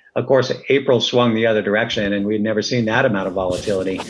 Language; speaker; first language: English; native; English